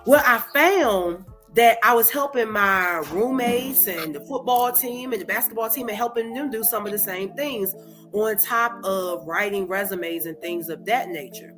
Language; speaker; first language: English; native; English